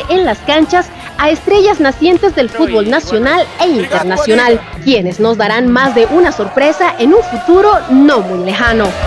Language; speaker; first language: Spanish; native; Spanish